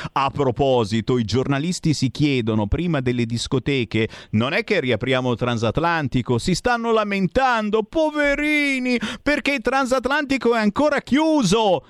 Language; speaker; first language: Italian; native; Italian